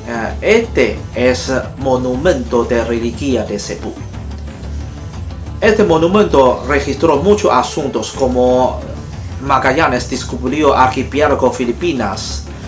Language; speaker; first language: Spanish; non-native, fluent; Chinese